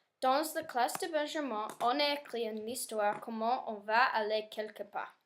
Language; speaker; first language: French; non-native, learner; English